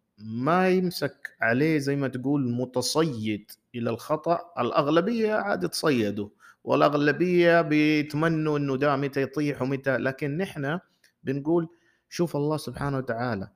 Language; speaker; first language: Arabic; native; Arabic